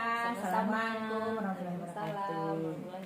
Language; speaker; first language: Indonesian; native; Indonesian